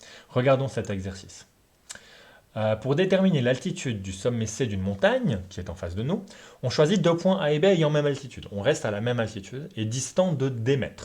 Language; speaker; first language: French; native; French